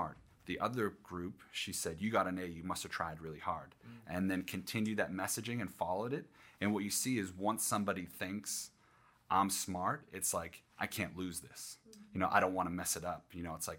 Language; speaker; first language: English; native; English